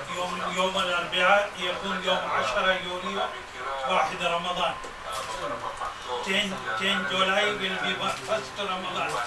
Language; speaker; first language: Arabic; non-native, fluent; Urdu